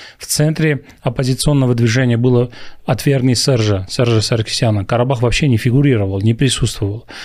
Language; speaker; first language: Russian; non-native, local second language; Armenian